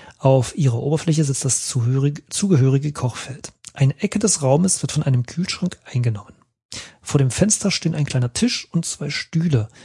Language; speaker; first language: German; native; German